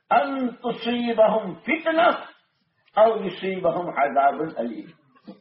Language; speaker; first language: Urdu; non-native, local second language; Gujarati